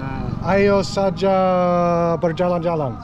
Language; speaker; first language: Indonesian; non-native, learner; English